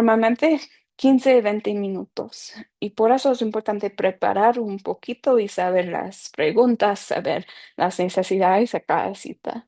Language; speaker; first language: Spanish; non-native, fluent; English